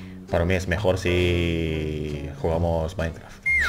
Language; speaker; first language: Spanish; non-native, learner; Indonesian